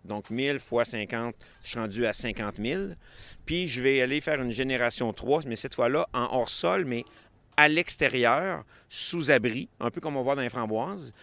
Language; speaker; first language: French; native; French